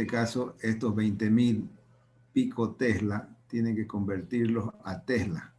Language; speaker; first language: Spanish; native; Spanish